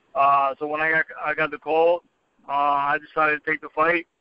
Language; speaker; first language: English; native; English